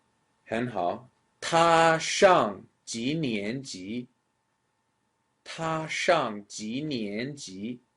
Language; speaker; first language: Chinese; non-native, fluent; English